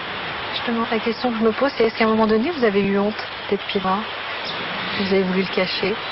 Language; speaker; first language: French; native; French